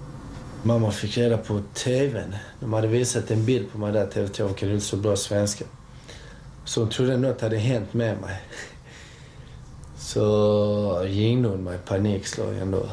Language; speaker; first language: Swedish; early bilingual, other home language; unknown